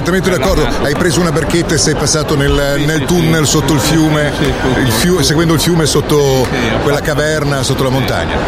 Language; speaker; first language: Italian; native; Italian